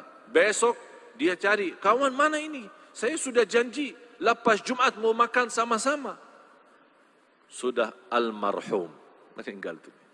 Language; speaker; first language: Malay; non-native, fluent; Arabic